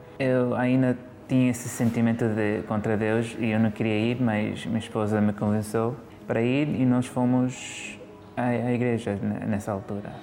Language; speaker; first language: Portuguese; early bilingual, heritage; English